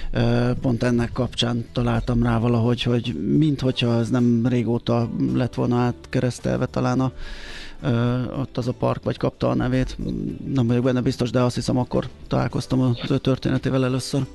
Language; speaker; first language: Hungarian; native; Hungarian